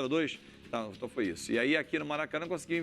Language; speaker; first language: Portuguese; native; Portuguese